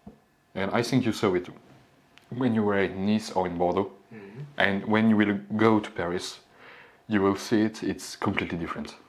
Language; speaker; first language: English; non-native, learner; French